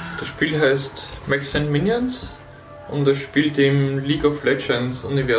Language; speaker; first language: German; native; German